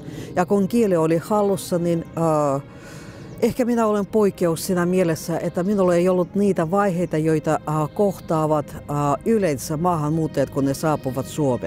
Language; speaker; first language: Finnish; non-native, fluent; Russian